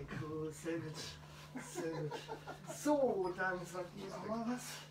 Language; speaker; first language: German; native; German